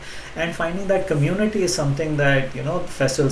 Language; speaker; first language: English; non-native, local second language; Hindi